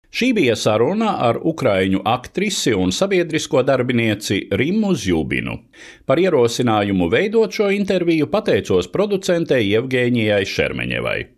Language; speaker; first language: Latvian; native; Latvian